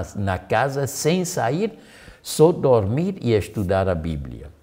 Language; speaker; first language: Portuguese; non-native, learner; German